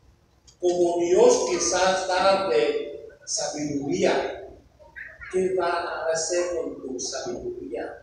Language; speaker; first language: Spanish; non-native, fluent; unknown